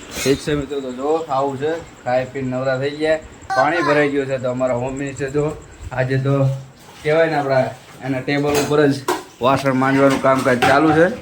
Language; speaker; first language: Gujarati; native; Gujarati